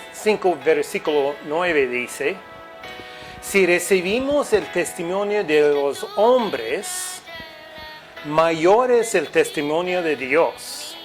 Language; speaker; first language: Spanish; non-native, fluent; English